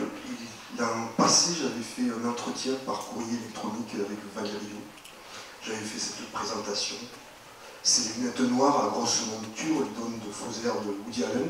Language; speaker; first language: French; native; French